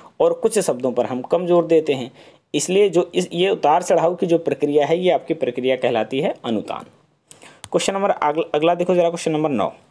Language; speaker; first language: Hindi; native; Hindi